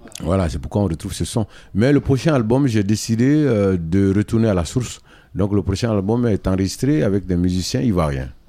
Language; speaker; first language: French; non-native, local second language; Dyula